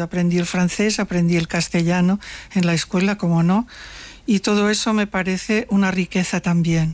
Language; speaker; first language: Spanish; non-native, local second language; Catalan